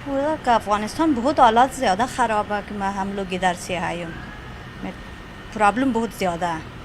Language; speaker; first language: Hindi; non-native, learner; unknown